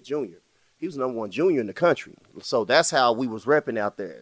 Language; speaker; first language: English; native; English